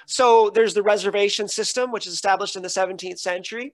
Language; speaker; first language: English; native; English